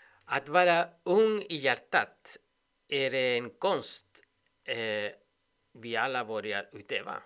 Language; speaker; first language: Swedish; non-native, fluent; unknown